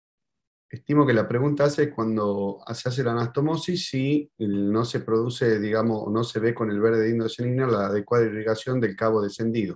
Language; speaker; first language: Spanish; native; Spanish